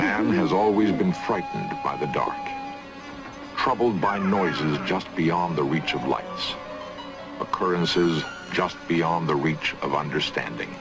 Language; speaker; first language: English; native; English